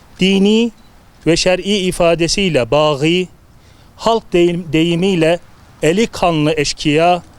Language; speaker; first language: Turkish; native; Turkish